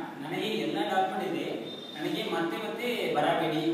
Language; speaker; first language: Kannada; non-native, learner; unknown